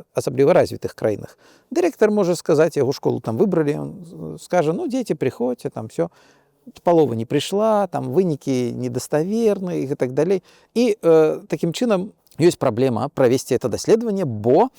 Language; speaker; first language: Belarusian; non-native, local second language; Russian